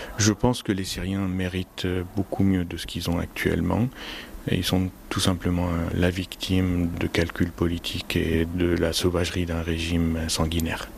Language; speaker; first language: French; non-native, fluent; Arabic